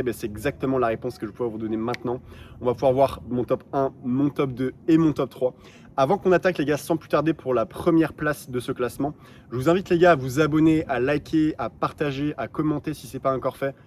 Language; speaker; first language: French; native; French